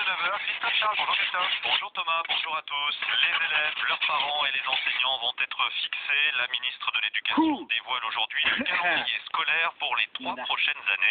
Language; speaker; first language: French; native; French